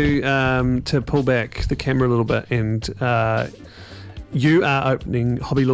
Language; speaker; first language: English; native; English